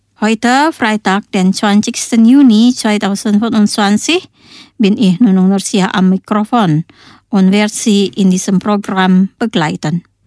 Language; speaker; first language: German; non-native, fluent; Indonesian